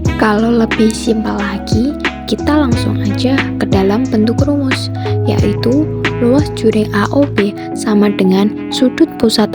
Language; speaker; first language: Indonesian; native; Indonesian